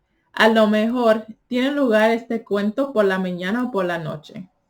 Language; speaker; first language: Spanish; early bilingual, heritage; Spanish